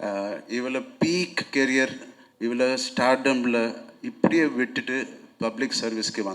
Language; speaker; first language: Tamil; non-native, local second language; Telugu